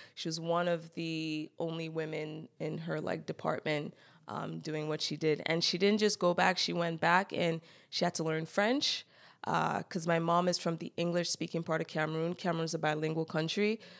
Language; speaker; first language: English; native; English